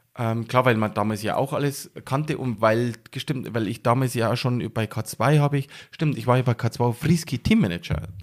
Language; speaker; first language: German; native; German